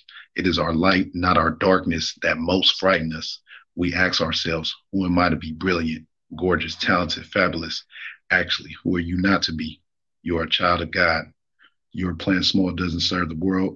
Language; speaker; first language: English; native; English